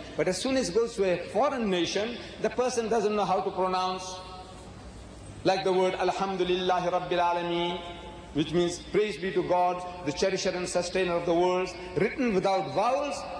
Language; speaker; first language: English; early bilingual, other home language; Gujarati